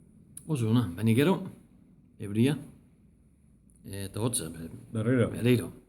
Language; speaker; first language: Basque; non-native, learner; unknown